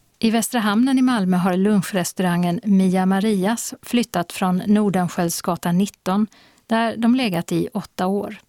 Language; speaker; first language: Swedish; native; Swedish